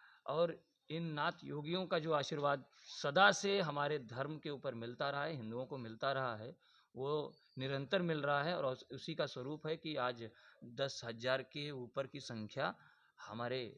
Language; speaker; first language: Hindi; native; Hindi